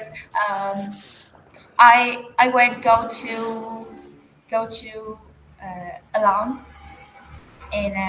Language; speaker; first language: English; non-native, learner; Vietnamese